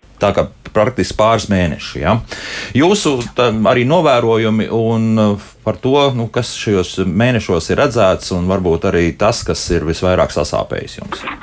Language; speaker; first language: Latvian; native; Latvian